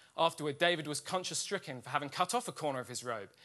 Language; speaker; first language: English; native; English